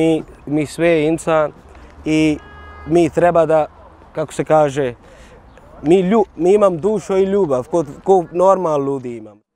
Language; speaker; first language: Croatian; non-native, learner; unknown